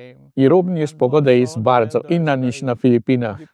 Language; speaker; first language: Polish; non-native, fluent; Filipino